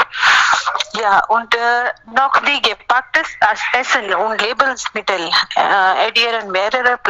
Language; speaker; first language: German; non-native, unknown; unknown